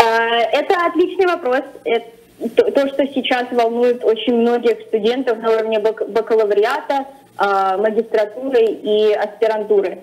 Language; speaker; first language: Russian; early bilingual, other home language; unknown